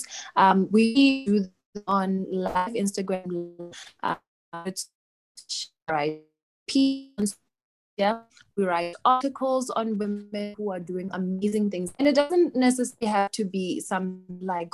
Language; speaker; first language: English; non-native, local second language; Tsonga